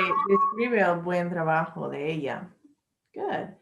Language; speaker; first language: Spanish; non-native, learner; English